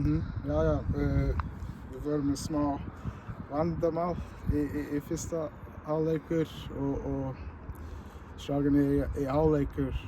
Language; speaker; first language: Icelandic; non-native, learner; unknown